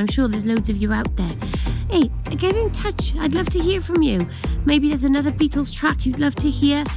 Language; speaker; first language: English; native; English